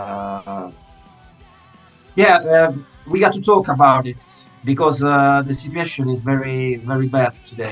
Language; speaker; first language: English; non-native, fluent; Italian